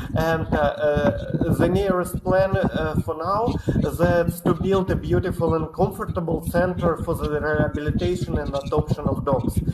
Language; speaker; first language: English; non-native, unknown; Ukrainian